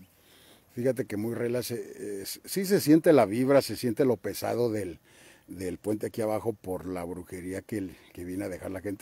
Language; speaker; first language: Spanish; native; Spanish